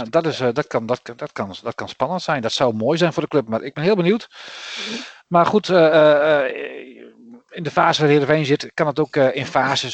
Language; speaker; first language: Dutch; native; Dutch